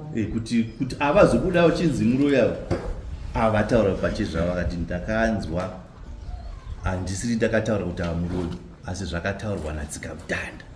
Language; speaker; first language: Shona; native; Shona